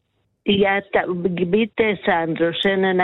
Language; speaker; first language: German; non-native, fluent; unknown